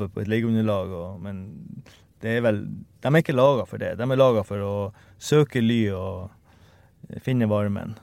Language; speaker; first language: Norwegian; native; Norwegian